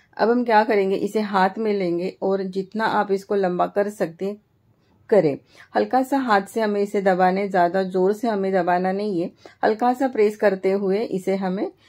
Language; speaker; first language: Hindi; non-native, local second language; Marathi